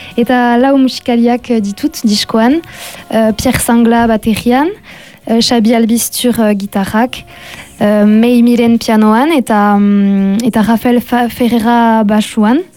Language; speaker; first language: Basque; non-native, local second language; French